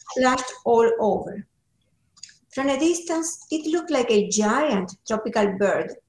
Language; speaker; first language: English; non-native, fluent; Spanish